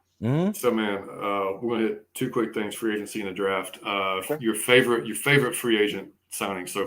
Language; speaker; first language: English; native; English